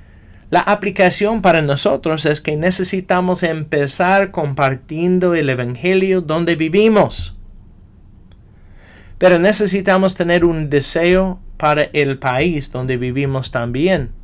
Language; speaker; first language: Spanish; non-native, fluent; English